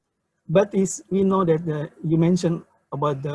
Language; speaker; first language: English; non-native, learner; Indonesian